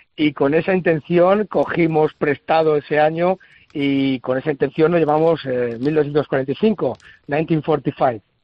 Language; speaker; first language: Spanish; native; Spanish